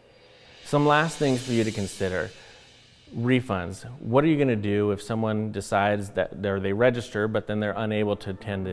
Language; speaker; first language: English; native; English